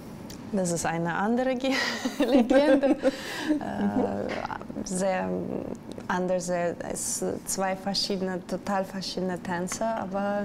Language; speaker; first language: German; non-native, learner; Russian